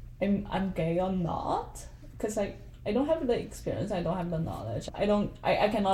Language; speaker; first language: English; non-native, fluent; Chinese